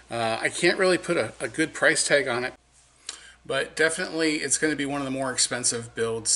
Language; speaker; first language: English; native; English